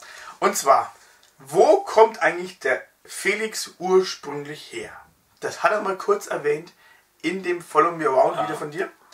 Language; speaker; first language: German; native; German